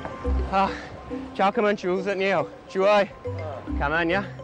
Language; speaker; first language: Vietnamese; non-native, learner; English